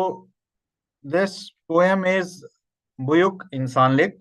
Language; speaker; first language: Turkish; non-native, learner; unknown